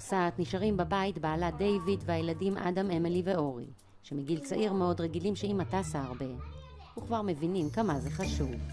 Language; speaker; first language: Hebrew; native; Hebrew